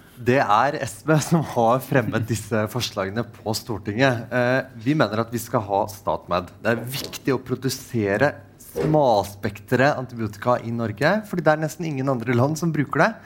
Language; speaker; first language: Norwegian; non-native, fluent; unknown